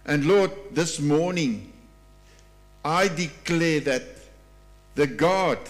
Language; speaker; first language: English; non-native, local second language; Afrikaans